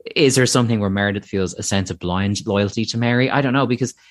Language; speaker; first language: English; native; English